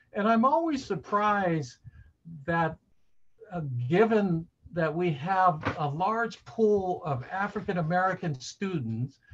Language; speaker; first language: English; native; English